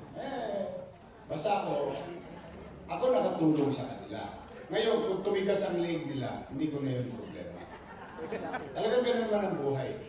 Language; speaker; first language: Filipino; native; Filipino